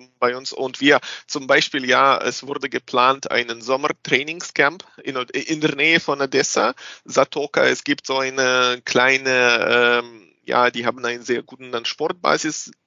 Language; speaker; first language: German; non-native, learner; Russian